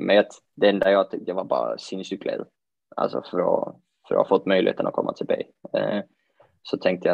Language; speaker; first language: Swedish; native; Swedish